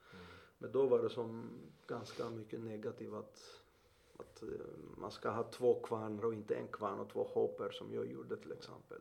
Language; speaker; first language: Swedish; non-native, fluent; Greek